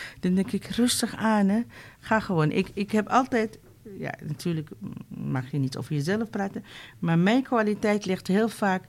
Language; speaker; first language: Dutch; non-native, fluent; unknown